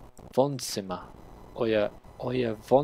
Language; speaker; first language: German; non-native, learner; Spanish